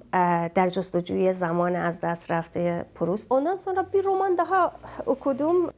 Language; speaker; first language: Turkish; non-native, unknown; Kurdish